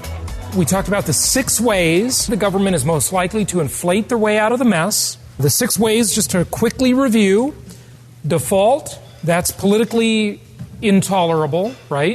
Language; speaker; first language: English; native; English